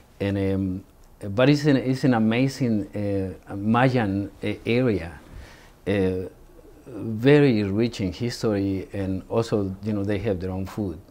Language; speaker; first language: English; non-native, fluent; Spanish